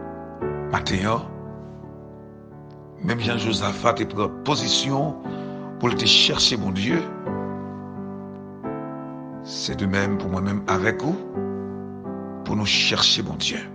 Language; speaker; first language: French; non-native, local second language; Haitian Creole